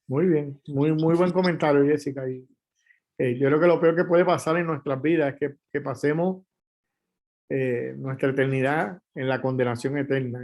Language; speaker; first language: Spanish; native; Spanish